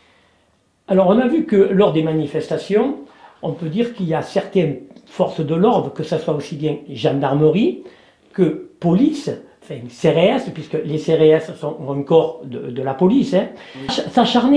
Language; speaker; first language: French; native; French